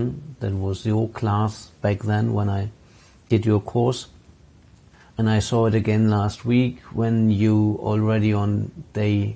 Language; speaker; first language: English; non-native, fluent; German